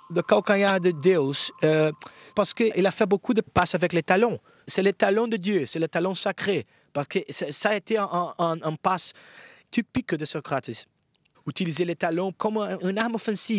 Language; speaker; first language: French; non-native, fluent; Portuguese